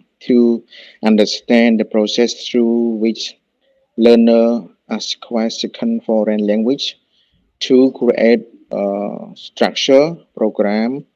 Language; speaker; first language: English; non-native, learner; Khmer